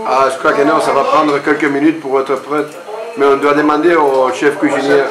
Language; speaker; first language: French; non-native, learner; Spanish